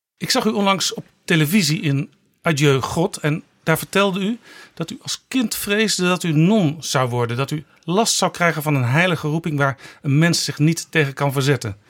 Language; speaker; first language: Dutch; native; Dutch